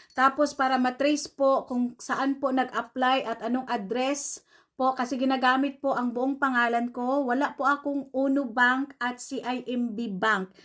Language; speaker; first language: Filipino; non-native, local second language; Cebuano